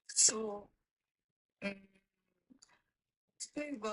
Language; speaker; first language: Japanese; non-native, fluent; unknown